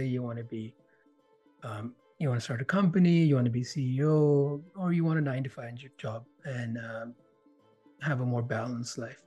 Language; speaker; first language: English; non-native, local second language; Hindi